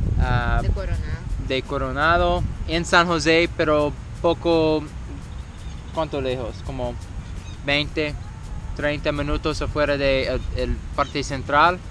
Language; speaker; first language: Spanish; non-native, learner; English